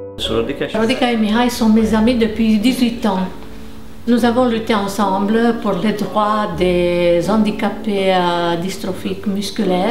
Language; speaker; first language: French; non-native, fluent; Romanian